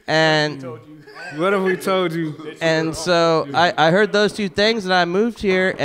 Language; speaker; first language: English; native; English